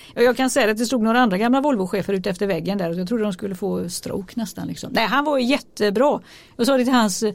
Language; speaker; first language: Swedish; native; Swedish